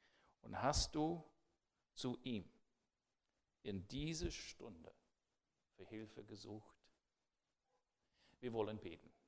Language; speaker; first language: German; non-native, fluent; English